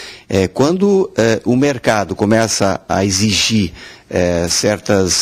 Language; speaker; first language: Portuguese; native; Portuguese